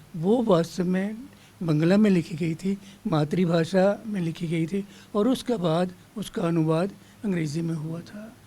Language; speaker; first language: Hindi; non-native, local second language; Dogri